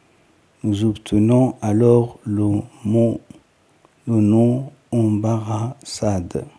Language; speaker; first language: French; non-native, learner; Arabic